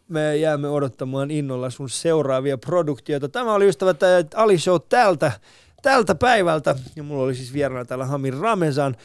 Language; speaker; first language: Finnish; early bilingual, other home language; Persian